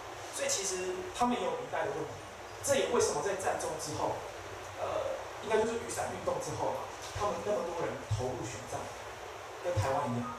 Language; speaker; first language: Chinese; native; Chinese